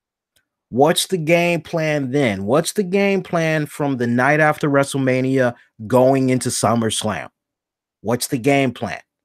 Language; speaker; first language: English; native; English